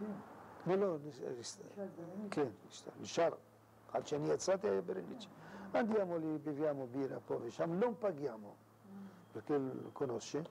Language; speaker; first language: Italian; non-native, local second language; Arabic